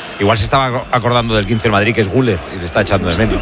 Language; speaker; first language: Spanish; native; Spanish